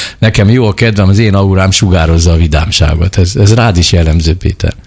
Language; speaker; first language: Hungarian; native; Hungarian